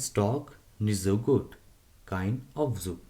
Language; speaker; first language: German; non-native, learner; Hindi